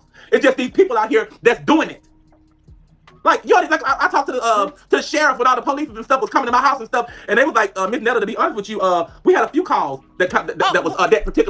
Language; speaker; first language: English; native; English